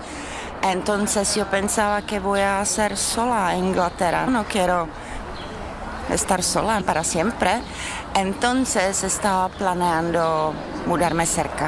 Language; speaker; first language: Spanish; non-native, fluent; Czech